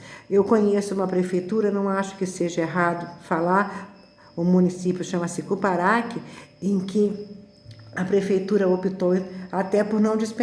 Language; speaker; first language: Portuguese; native; Portuguese